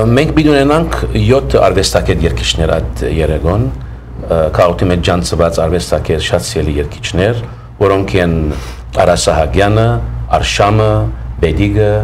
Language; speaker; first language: Armenian; early bilingual, heritage; Armenian